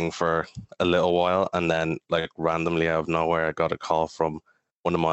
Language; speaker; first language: English; native; English